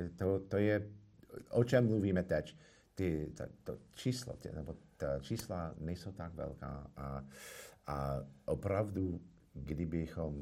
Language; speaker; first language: Czech; non-native, fluent; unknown